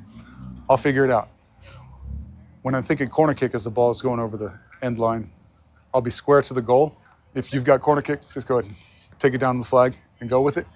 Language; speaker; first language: English; native; English